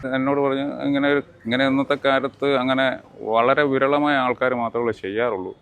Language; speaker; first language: Malayalam; native; Malayalam